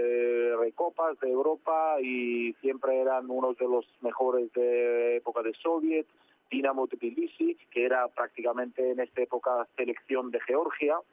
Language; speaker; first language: Spanish; non-native, fluent; Georgian